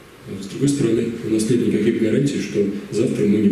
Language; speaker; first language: Russian; native; Russian